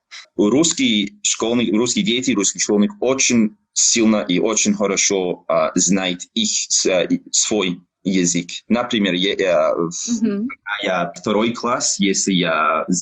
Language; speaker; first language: Russian; non-native, learner; English